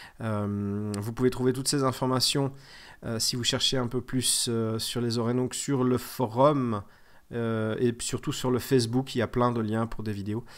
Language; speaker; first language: French; native; French